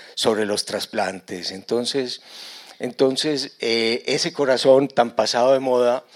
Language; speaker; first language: Spanish; native; Spanish